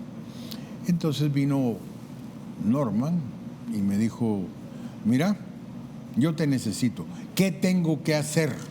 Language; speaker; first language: Spanish; native; Spanish